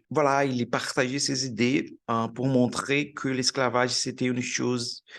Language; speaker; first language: French; non-native, learner; Portuguese